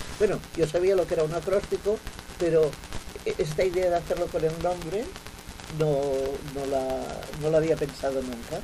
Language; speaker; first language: Spanish; non-native, local second language; Catalan